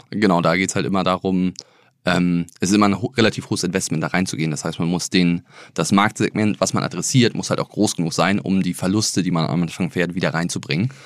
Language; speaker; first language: German; native; German